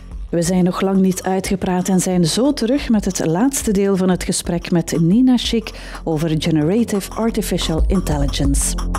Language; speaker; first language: Dutch; native; Dutch